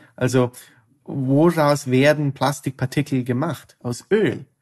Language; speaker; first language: German; non-native, fluent; English